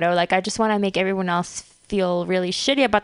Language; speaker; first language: English; non-native, fluent; Spanish